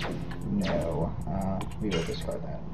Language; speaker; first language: English; native; English